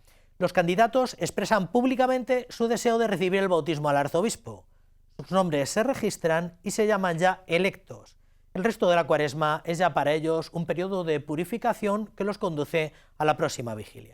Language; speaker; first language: Spanish; native; Spanish